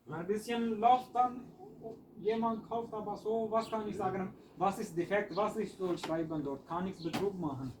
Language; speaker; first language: German; non-native, learner; Punjabi